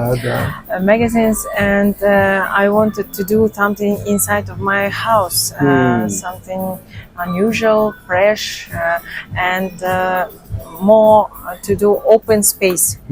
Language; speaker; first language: English; non-native, learner; Russian